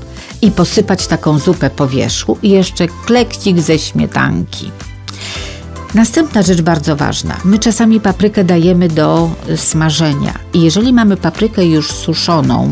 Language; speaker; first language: Polish; native; Polish